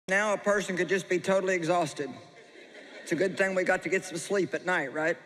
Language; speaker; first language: English; native; English